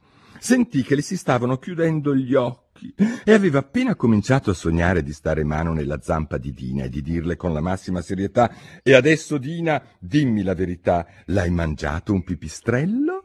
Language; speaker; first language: Italian; native; Italian